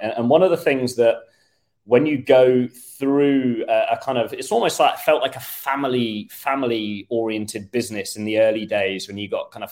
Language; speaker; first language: English; native; English